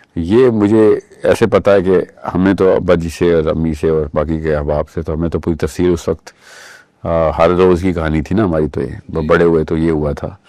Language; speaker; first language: Urdu; early bilingual, heritage; Urdu